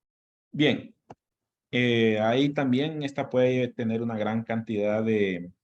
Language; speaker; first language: Spanish; native; Spanish